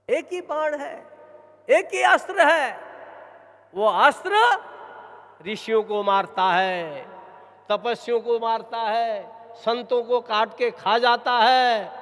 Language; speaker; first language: Hindi; non-native, local second language; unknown